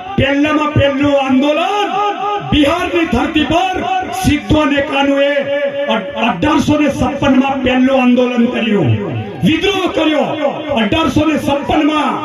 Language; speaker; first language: Gujarati; non-native, local second language; Rathawi